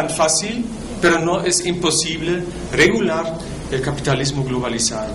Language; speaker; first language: Spanish; non-native, fluent; German